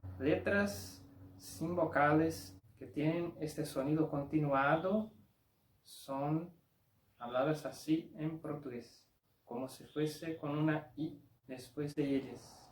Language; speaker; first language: Spanish; non-native, fluent; Portuguese